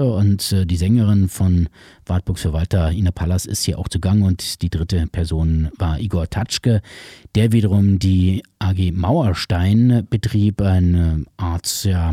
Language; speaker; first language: German; native; German